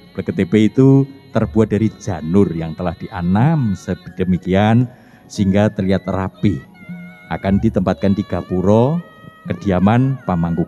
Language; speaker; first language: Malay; non-native, local second language; Javanese